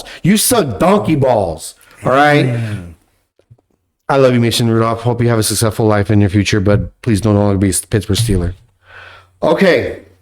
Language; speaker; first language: English; native; English